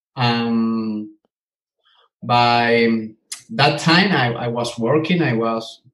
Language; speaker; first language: English; non-native, learner; Spanish